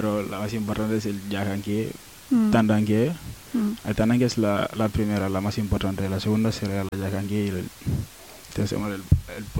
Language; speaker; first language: Spanish; non-native, learner; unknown